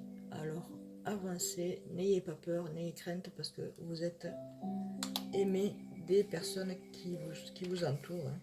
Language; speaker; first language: French; native; French